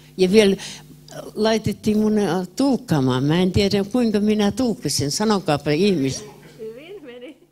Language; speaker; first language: Finnish; early bilingual, heritage; Finnish